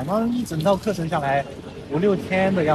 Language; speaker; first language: Chinese; native; Chinese